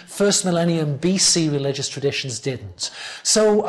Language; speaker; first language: English; native; English